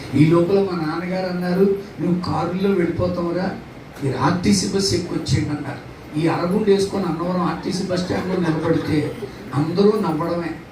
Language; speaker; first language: Telugu; non-native, local second language; Tamil